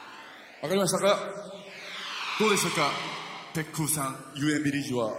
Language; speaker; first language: Japanese; non-native, fluent; Korean